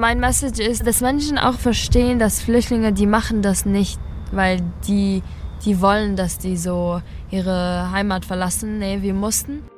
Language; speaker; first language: German; non-native, learner; Arabic